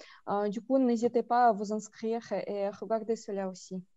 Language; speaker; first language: French; non-native, fluent; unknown